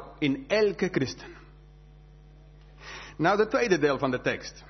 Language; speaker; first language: Dutch; non-native, fluent; English